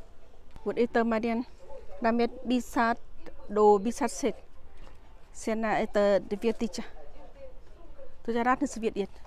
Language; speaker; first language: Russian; non-native, learner; Tajik